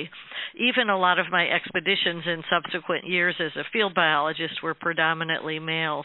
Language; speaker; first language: English; native; English